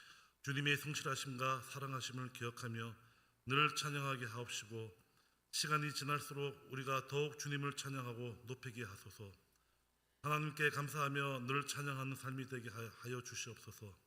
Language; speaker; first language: Korean; native; Korean